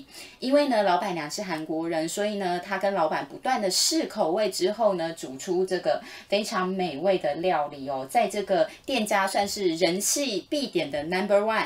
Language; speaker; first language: Chinese; native; Chinese